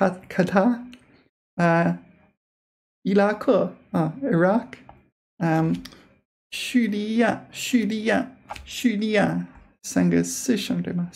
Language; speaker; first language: Chinese; non-native, fluent; English